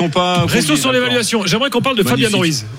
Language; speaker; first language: French; native; French